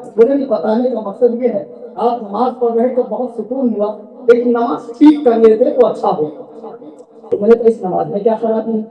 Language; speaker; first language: Urdu; native; Urdu